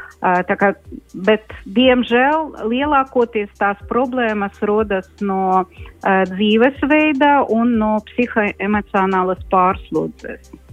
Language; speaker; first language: Latvian; non-native, local second language; Russian